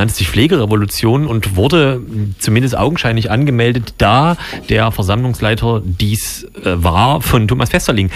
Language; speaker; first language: German; native; German